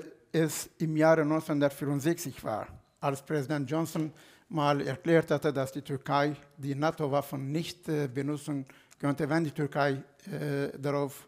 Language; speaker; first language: German; non-native, fluent; Turkish